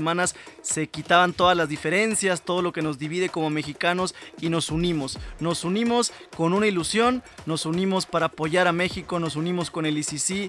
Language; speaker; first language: Spanish; native; Spanish